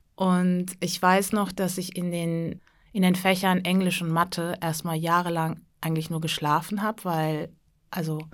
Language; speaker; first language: German; early bilingual, other home language; Turkish